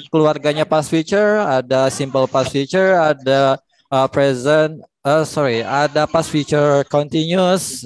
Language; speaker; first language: English; non-native, fluent; Indonesian